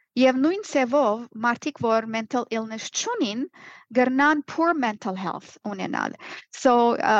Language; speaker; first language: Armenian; early bilingual, heritage; Armenian